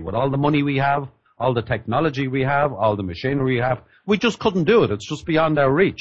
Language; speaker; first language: English; native; English